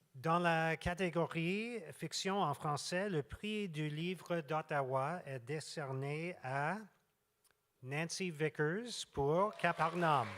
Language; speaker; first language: French; non-native, local second language; English